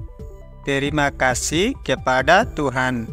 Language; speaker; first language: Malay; non-native, learner; Nepali